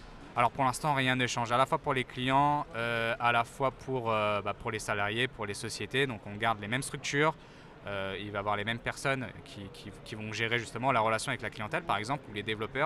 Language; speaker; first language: French; native; French